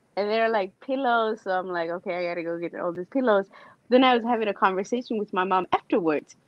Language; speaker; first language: English; native; English